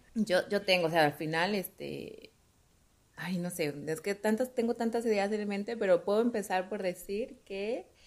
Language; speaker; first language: Spanish; native; Spanish